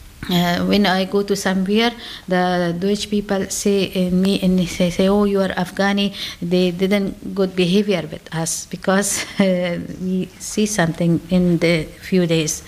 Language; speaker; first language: English; non-native, learner; Persian